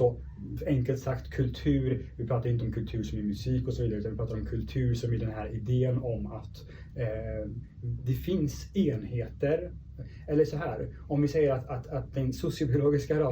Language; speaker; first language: Swedish; early bilingual, other home language; Persian